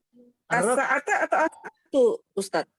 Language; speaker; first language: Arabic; non-native, learner; Indonesian